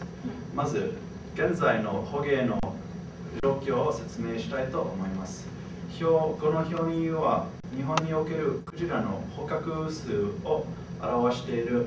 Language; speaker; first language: Japanese; non-native, fluent; English